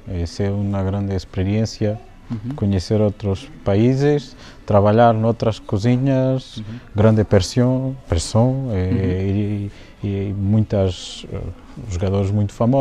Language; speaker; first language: Spanish; non-native, learner; Portuguese